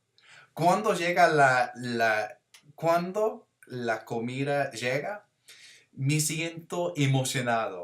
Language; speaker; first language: Spanish; non-native, learner; English